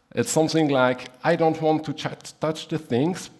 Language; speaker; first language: English; non-native, fluent; German